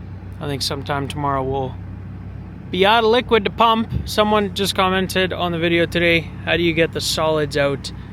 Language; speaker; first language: English; native; English